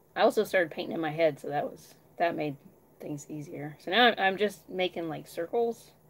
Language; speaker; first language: English; native; English